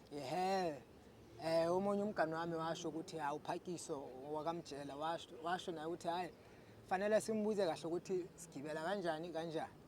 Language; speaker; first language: Zulu; non-native, local second language; Southern Sotho